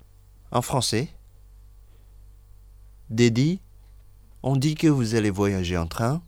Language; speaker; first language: French; non-native, fluent; Indonesian